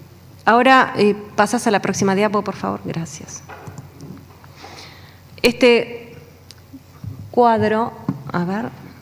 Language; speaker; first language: Spanish; native; Spanish